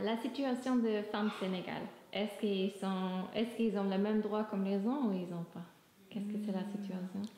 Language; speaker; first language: French; non-native, learner; German